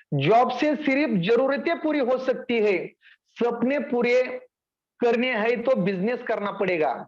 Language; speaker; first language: Hindi; non-native, local second language; Marathi